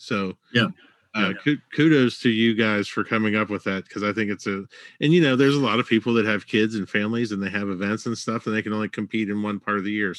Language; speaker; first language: English; native; English